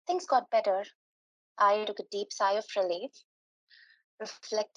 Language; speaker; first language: English; non-native, local second language; Hindi